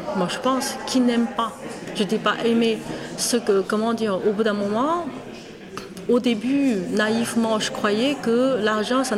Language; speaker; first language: French; non-native, fluent; Chinese